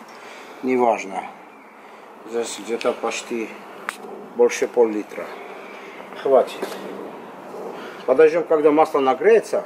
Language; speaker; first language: Russian; non-native, fluent; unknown